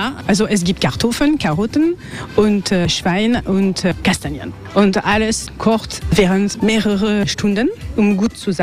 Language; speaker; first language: German; non-native, learner; French